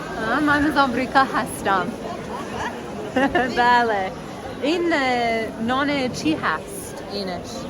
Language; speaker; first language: Persian; non-native, learner; English